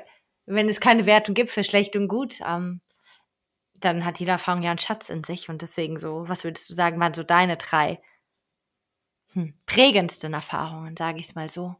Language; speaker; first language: German; native; German